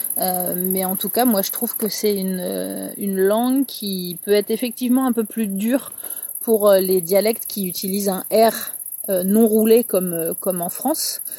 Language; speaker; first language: French; native; French